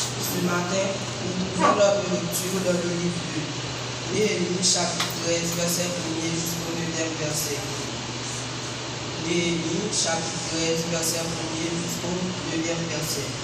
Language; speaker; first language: French; non-native, local second language; Haitian Creole